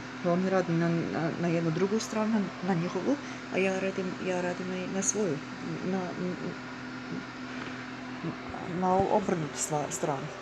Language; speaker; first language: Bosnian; early bilingual, heritage; Bosnian